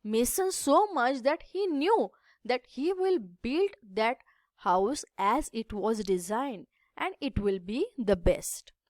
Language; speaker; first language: English; non-native, local second language; Marathi